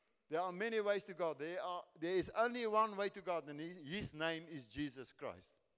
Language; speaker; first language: English; non-native, local second language; Afrikaans